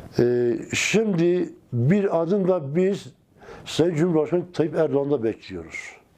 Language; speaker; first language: Turkish; non-native, local second language; Kurdish